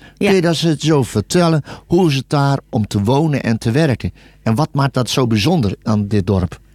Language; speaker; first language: Dutch; native; Dutch